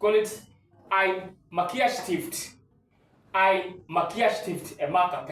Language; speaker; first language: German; non-native, learner; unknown